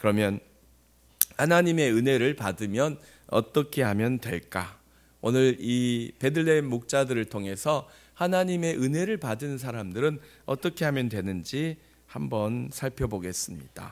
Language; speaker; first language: Korean; native; Korean